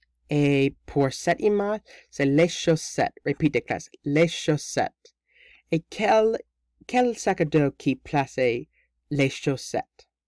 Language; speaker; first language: French; non-native, learner; English